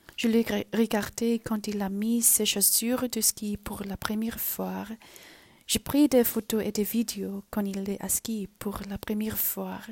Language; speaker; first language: French; non-native, learner; Chinese